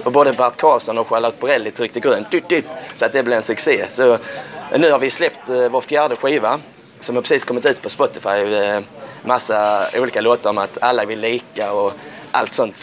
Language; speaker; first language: Swedish; native; Swedish